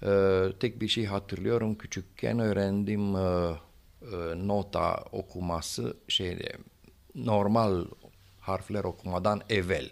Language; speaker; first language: Turkish; non-native, fluent; Romanian